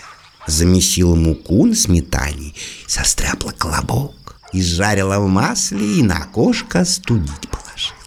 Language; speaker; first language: Russian; native; Russian